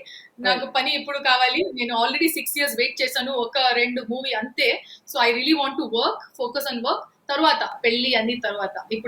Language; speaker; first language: Telugu; non-native, local second language; Kannada